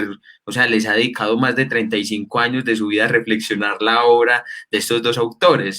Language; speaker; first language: Spanish; native; Spanish